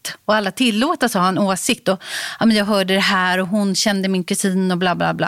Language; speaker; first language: Swedish; native; Swedish